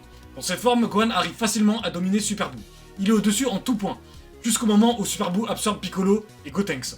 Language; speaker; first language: French; native; French